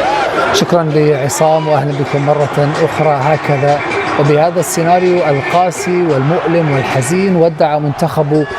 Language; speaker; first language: Arabic; native; Arabic